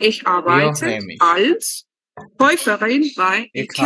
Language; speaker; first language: German; non-native, learner; Spanish